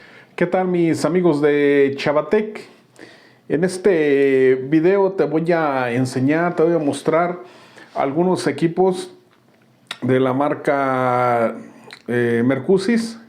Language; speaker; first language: Spanish; native; Spanish